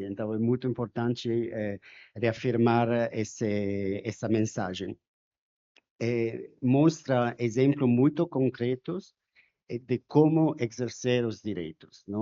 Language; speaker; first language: Portuguese; non-native, fluent; Spanish